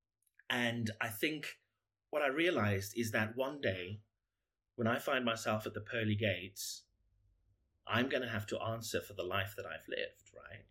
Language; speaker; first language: English; native; English